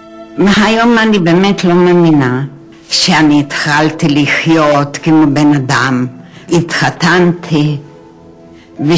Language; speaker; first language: Hebrew; non-native, fluent; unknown